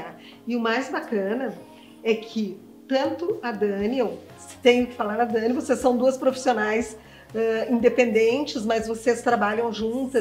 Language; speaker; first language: Portuguese; native; Portuguese